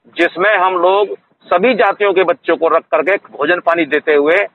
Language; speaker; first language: Hindi; native; Hindi